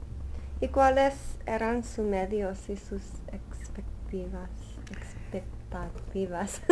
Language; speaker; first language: Spanish; early bilingual, heritage; Spanish